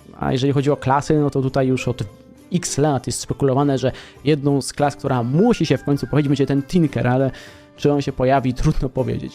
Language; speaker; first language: Polish; native; Polish